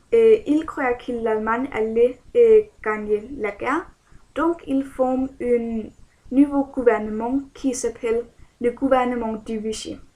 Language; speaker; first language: French; non-native, learner; Danish